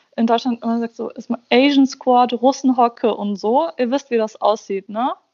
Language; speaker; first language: German; early bilingual, other home language; Persian